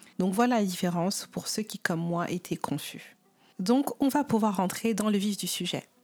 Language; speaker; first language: French; native; French